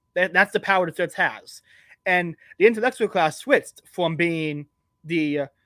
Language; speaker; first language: English; native; English